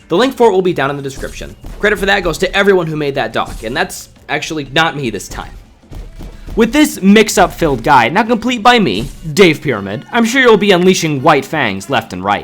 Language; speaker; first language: English; native; English